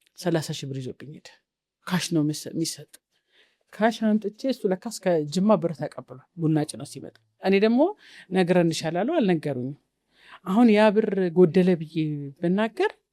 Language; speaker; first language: Amharic; non-native, local second language; Oromo